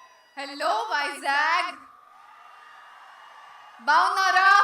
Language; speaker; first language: Telugu; non-native, learner; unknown